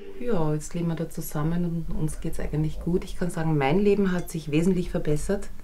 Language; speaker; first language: German; native; German